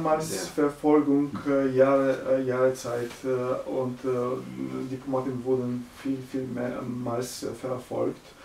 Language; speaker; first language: German; non-native, learner; Bulgarian